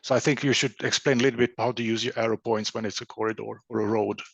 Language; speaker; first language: English; non-native, fluent; Swedish